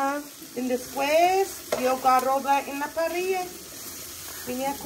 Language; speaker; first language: Spanish; non-native, learner; English